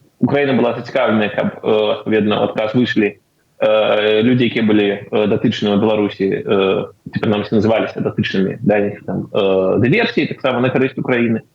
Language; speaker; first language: Belarusian; native; Belarusian